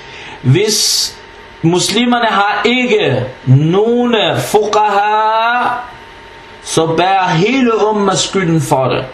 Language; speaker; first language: Danish; non-native, fluent; Arabic